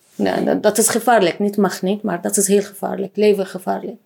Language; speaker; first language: Dutch; non-native, learner; Arabic